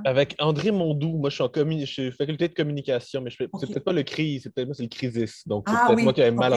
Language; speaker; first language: French; native; French